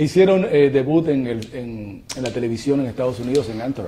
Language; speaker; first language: Spanish; native; Spanish